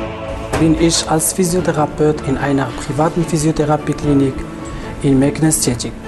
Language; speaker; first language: German; non-native, learner; Arabic